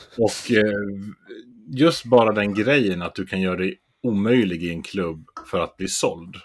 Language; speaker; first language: Swedish; native; Swedish